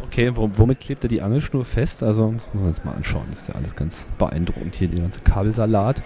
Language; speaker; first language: German; native; German